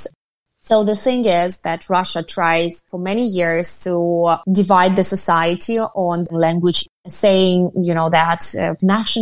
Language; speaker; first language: English; non-native, fluent; Ukrainian